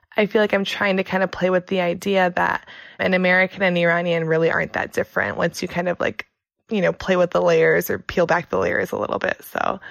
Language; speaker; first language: English; native; English